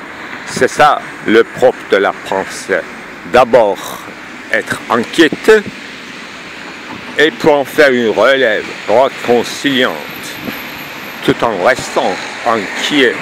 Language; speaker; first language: French; non-native, fluent; Turkish